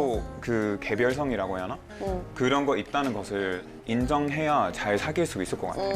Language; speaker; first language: Korean; non-native, fluent; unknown